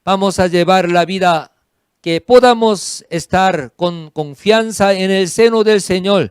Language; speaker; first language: Spanish; non-native, fluent; Korean